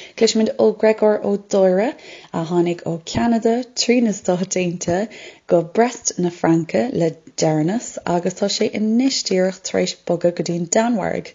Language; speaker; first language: Irish; non-native, local second language; English